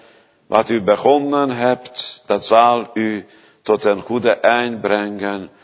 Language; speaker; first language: Dutch; non-native, fluent; Hungarian